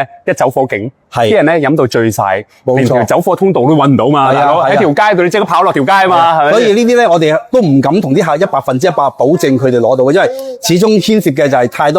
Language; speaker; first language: Cantonese; native; Cantonese